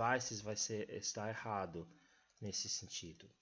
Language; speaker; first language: Portuguese; non-native, fluent; English